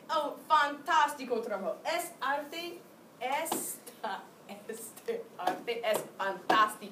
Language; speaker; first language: Spanish; non-native, fluent; English